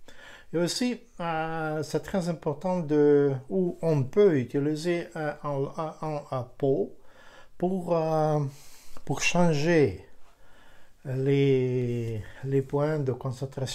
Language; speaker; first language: French; non-native, fluent; Ukrainian